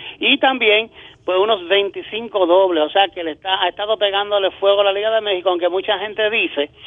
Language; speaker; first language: Spanish; native; Spanish